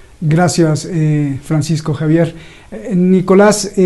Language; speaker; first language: Spanish; native; Spanish